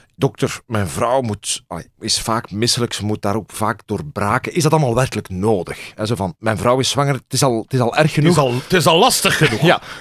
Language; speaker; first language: Dutch; native; Dutch